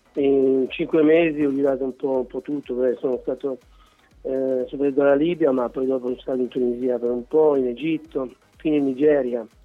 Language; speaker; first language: Italian; native; Italian